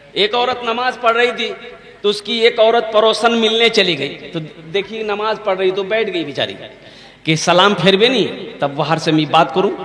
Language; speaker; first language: Hindi; non-native, local second language; Bangla